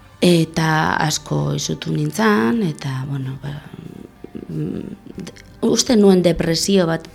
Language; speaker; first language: Basque; non-native, local second language; Spanish